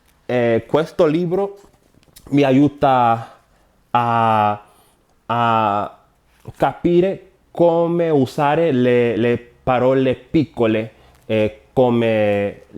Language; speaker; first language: Italian; non-native, learner; Spanish